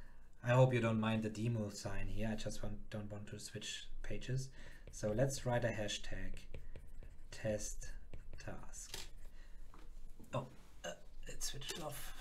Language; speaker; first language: English; non-native, fluent; German